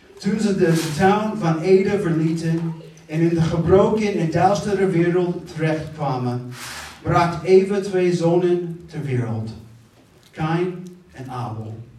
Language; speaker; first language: Dutch; non-native, fluent; English